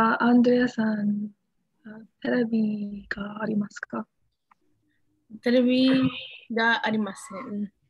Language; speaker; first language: Japanese; non-native, learner; English